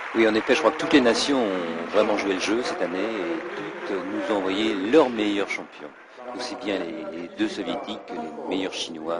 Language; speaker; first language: French; native; French